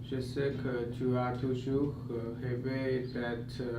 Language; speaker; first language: French; non-native, learner; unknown